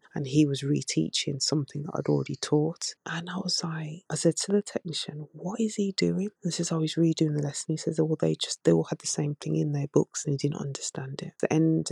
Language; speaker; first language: English; native; English